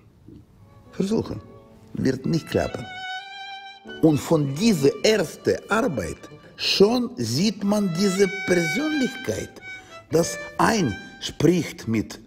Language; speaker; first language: German; non-native, learner; Russian